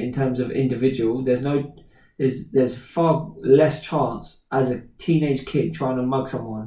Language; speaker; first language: English; native; English